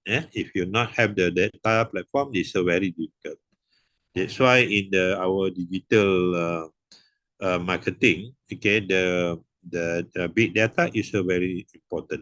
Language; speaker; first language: English; non-native, local second language; Malay